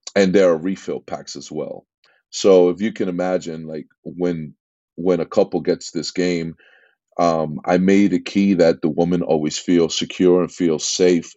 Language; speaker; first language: English; native; English